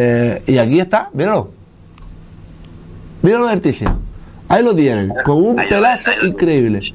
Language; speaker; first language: Spanish; native; Spanish